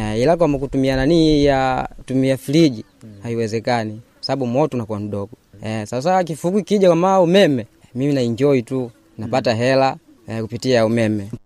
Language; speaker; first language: Swahili; non-native, local second language; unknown